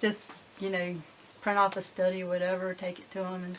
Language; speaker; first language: English; native; English